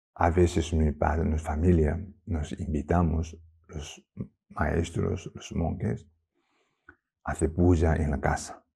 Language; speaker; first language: Spanish; non-native, fluent; Chinese